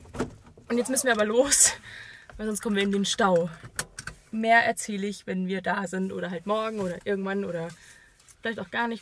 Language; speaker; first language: German; native; German